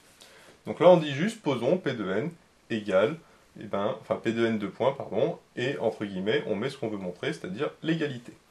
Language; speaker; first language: French; native; French